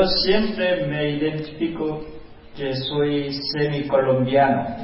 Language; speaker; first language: Spanish; non-native, fluent; Korean